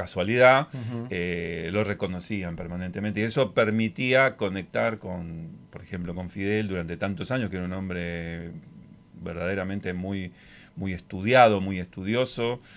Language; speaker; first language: Spanish; native; Spanish